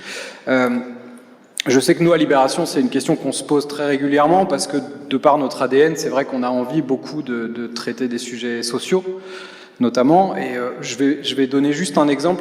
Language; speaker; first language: French; native; French